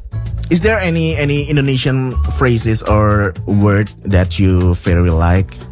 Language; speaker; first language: English; non-native, local second language; Indonesian